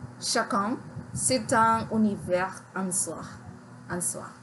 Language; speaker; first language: French; non-native, learner; Spanish